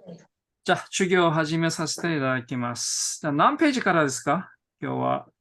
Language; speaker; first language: Japanese; non-native, fluent; Korean